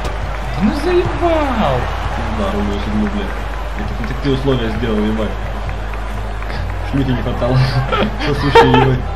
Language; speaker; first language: Russian; native; Russian